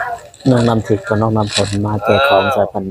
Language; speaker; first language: Thai; non-native, local second language; Lao